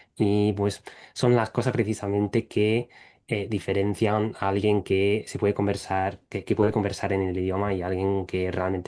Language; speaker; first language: Spanish; non-native, fluent; English